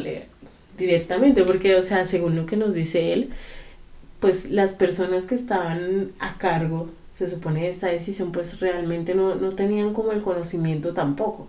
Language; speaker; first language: Spanish; native; Spanish